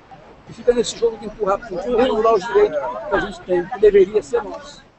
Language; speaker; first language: Portuguese; native; Portuguese